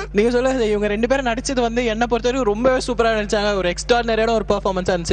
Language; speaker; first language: Tamil; native; Tamil